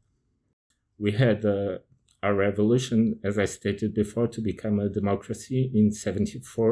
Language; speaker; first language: English; non-native, fluent; Portuguese